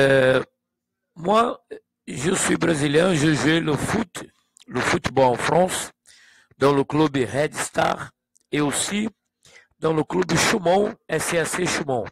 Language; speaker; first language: French; non-native, learner; Portuguese